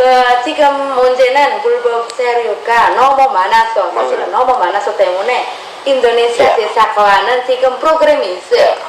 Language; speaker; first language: Korean; non-native, fluent; Indonesian